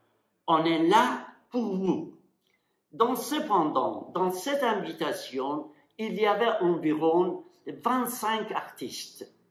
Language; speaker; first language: French; non-native, fluent; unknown